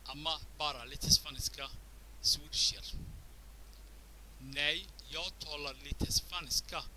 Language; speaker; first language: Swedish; non-native, fluent; Somali